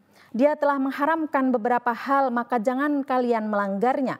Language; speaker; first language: Indonesian; native; Indonesian